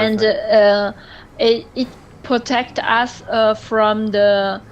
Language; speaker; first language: English; non-native, learner; French